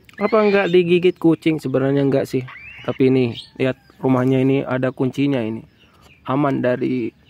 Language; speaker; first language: Indonesian; native; Indonesian